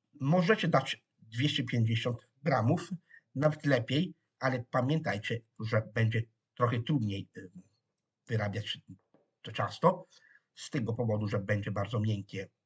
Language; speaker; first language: Polish; non-native, fluent; Italian